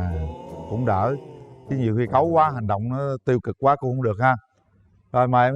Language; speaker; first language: Vietnamese; native; Vietnamese